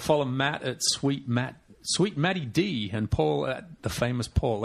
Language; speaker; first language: English; native; English